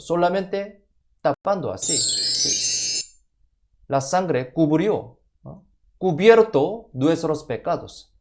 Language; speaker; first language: Spanish; non-native, fluent; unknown